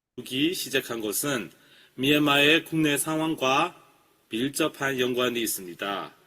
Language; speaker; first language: Korean; non-native, fluent; Burmese